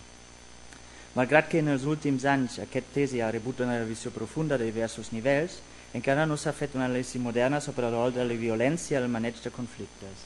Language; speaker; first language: Catalan; non-native, fluent; German